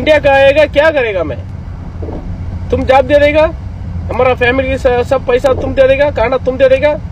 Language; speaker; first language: Hindi; non-native, local second language; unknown